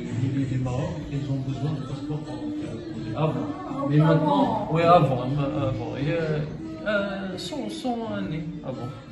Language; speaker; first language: French; non-native, local second language; Arabic